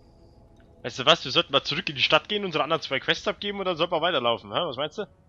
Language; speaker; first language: German; native; German